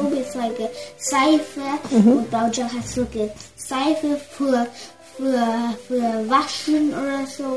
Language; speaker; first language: German; early bilingual, heritage; German